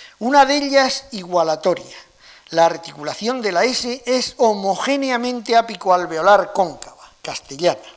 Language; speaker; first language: Spanish; native; Spanish